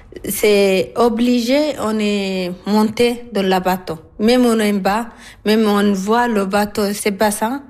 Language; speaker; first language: French; non-native, learner; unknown